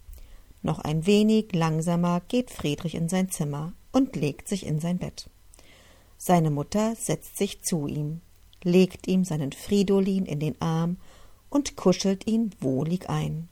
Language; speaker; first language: German; native; German